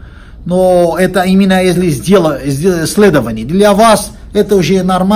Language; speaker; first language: Russian; non-native, learner; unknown